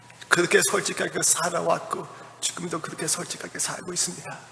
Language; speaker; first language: Korean; early bilingual, heritage; Korean